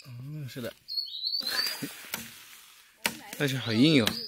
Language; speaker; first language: Chinese; non-native, fluent; Slovak